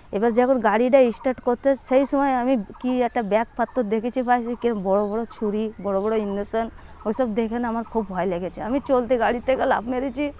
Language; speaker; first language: Bangla; non-native, local second language; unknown